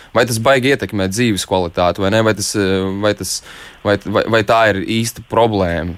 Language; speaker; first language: Latvian; native; Latvian